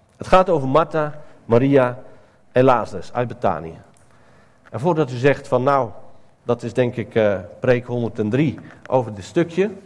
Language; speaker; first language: Dutch; native; Dutch